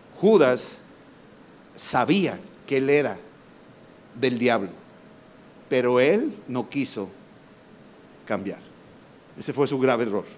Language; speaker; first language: Spanish; native; Spanish